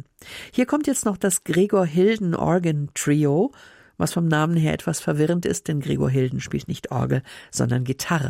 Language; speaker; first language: German; native; German